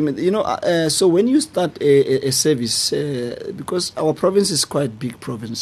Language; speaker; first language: English; non-native, local second language; Southern Sotho